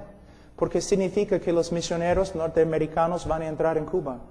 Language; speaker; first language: Spanish; non-native, fluent; English